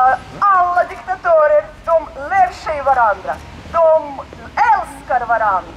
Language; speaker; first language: Swedish; non-native, learner; Russian